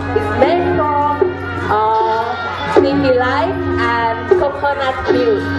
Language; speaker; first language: English; non-native, learner; Thai